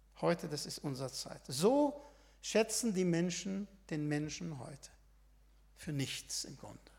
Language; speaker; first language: German; non-native, fluent; Arabic